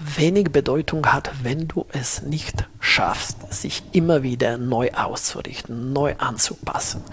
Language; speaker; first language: German; non-native, fluent; Slovak